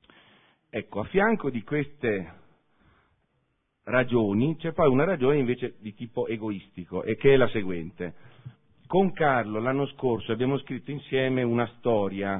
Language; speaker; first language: Italian; native; Italian